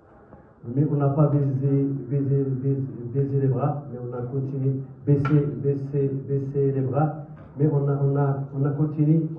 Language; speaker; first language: French; non-native, learner; Arabic